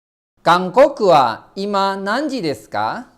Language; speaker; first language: Japanese; non-native, fluent; Indonesian